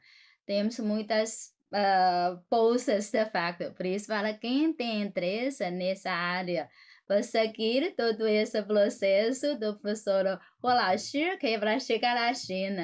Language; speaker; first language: Portuguese; non-native, fluent; Chinese